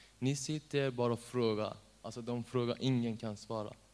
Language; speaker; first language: Swedish; non-native, learner; Persian